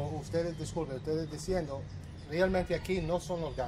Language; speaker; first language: Spanish; non-native, learner; English